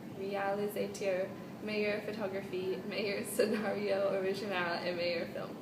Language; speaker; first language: French; non-native, learner; English